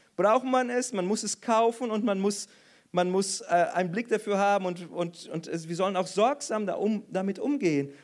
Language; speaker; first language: German; non-native, fluent; Portuguese